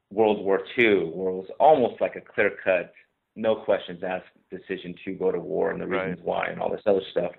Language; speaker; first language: English; native; English